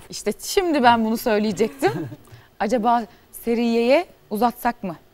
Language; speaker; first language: Turkish; native; Turkish